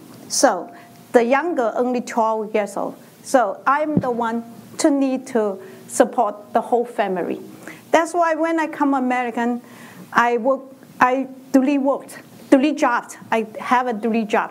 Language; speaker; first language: English; non-native, learner; Chinese